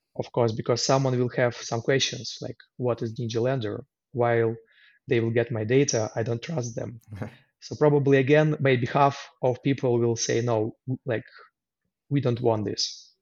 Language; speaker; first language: English; non-native, fluent; Ukrainian